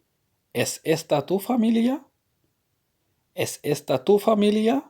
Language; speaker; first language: Spanish; non-native, fluent; Urdu